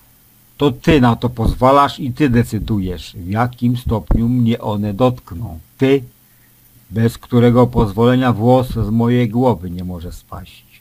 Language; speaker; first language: Polish; native; Polish